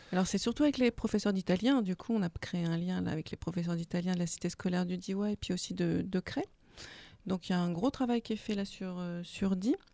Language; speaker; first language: French; native; French